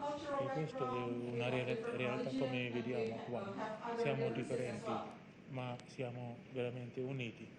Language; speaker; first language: Italian; non-native, fluent; Indonesian